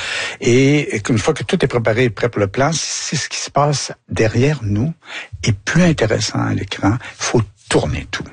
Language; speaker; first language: French; native; French